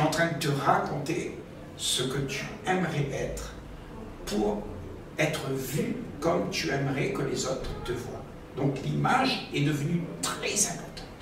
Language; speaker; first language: French; native; French